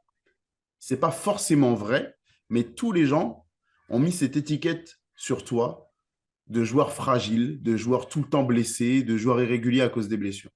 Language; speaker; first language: French; native; French